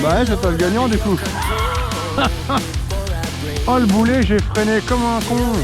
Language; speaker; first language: French; native; French